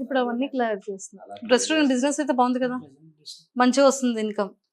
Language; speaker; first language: Telugu; native; Telugu